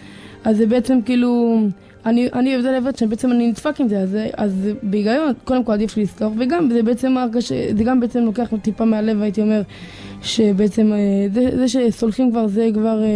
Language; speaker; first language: Hebrew; native; Hebrew